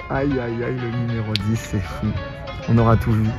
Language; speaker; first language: French; native; French